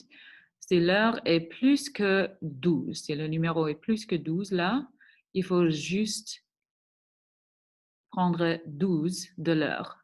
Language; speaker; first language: French; non-native, fluent; English